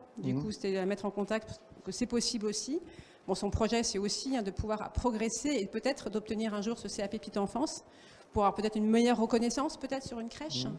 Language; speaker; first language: French; native; French